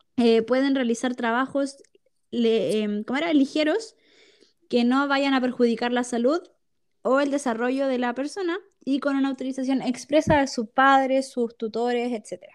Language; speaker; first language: Spanish; native; Spanish